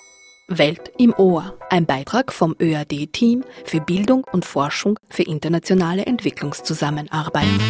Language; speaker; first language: German; native; German